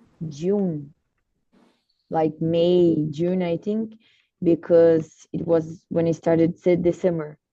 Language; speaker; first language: English; non-native, learner; Portuguese